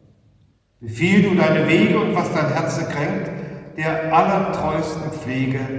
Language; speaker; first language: German; native; German